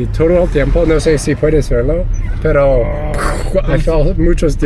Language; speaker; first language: Spanish; non-native, learner; English